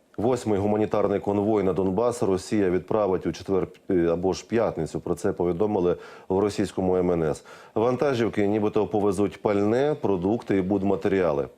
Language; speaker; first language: Ukrainian; native; Ukrainian